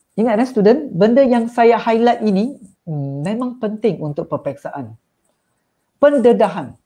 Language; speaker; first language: Malay; non-native, local second language; Tamil